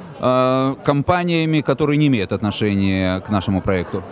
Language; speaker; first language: Russian; native; Russian